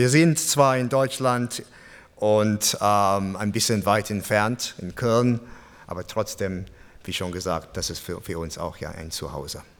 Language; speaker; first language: German; non-native, fluent; English